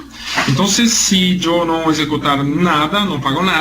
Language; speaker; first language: Spanish; non-native, learner; Portuguese